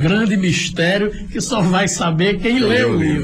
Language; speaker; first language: Portuguese; native; Portuguese